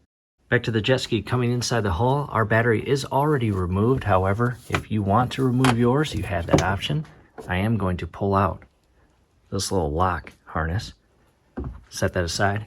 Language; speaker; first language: English; native; English